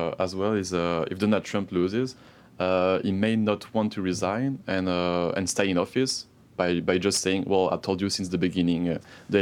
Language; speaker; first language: English; non-native, fluent; French